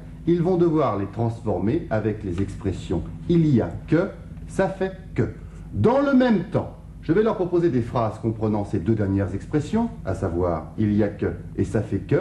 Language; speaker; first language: French; native; French